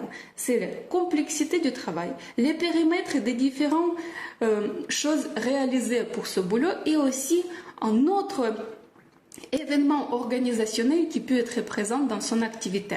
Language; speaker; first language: French; non-native, fluent; Russian